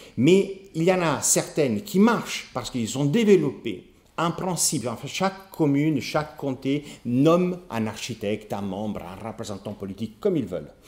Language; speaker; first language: French; non-native, fluent; Italian